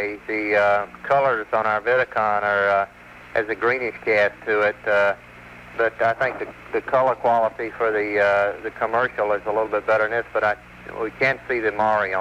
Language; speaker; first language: English; native; English